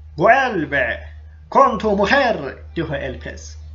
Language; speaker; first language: Spanish; non-native, fluent; Turkish